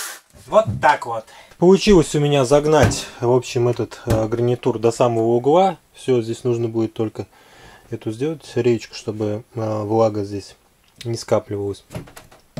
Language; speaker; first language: Russian; native; Russian